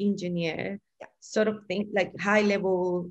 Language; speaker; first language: English; non-native, fluent; Spanish